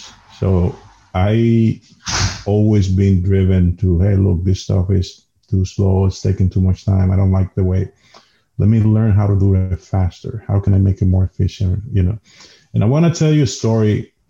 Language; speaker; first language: English; non-native, fluent; Spanish